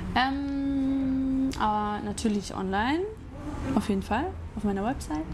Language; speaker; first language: German; native; German